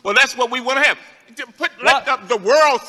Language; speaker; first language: English; native; English